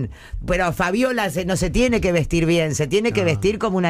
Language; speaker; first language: Spanish; native; Spanish